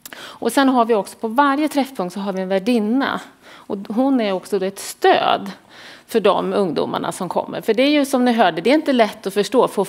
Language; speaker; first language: Swedish; native; Swedish